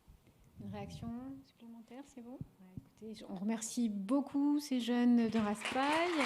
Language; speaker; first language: French; native; French